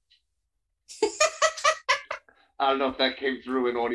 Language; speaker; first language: English; native; English